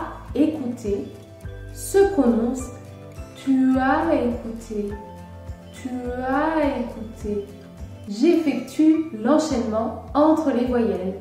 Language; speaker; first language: French; native; French